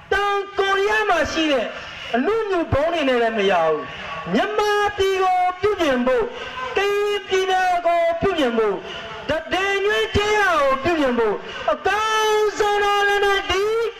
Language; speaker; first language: Burmese; native; Burmese